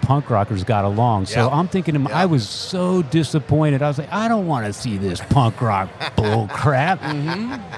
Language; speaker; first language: English; native; English